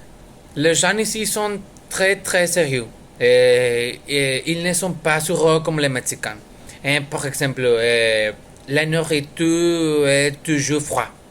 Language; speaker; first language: French; non-native, learner; Spanish